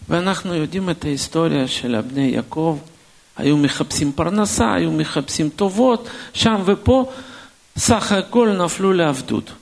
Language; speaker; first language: Hebrew; non-native, fluent; Russian